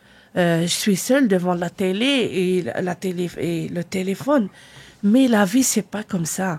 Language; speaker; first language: French; non-native, learner; Arabic